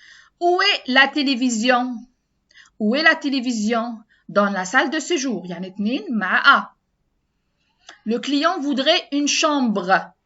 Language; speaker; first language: French; non-native, learner; Arabic